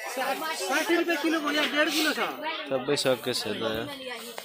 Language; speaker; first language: Nepali; native; Nepali